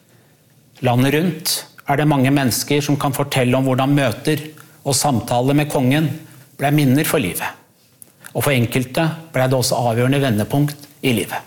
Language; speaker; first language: Norwegian; native; Norwegian